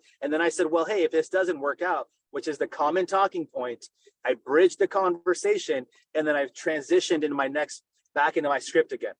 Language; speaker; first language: English; native; English